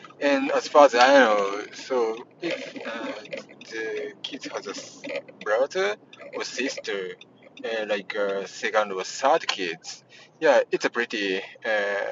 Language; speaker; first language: English; non-native, learner; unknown